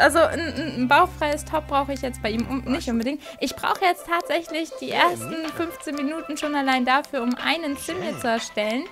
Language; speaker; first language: German; native; German